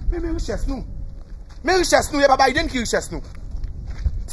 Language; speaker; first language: French; non-native, local second language; Haitian Creole